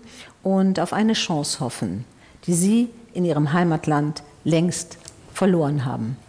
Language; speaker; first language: German; native; German